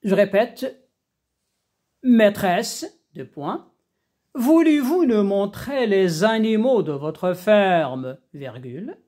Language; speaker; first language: French; non-native, local second language; Arabic